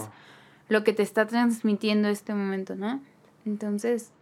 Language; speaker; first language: Spanish; native; Spanish